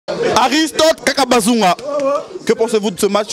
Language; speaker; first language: French; native; French